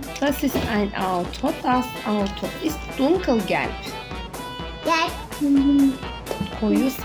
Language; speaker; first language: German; non-native, learner; Turkish